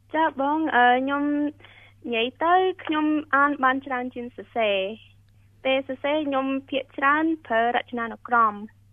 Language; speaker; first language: Khmer; early bilingual, heritage; Khmer